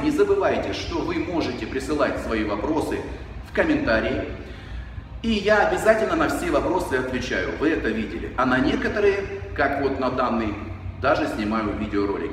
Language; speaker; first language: Russian; native; Russian